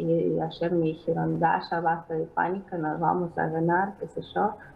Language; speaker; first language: Spanish; non-native, fluent; Ukrainian